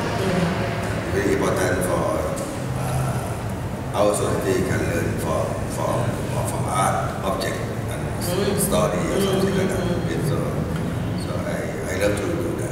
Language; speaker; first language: English; non-native, learner; Thai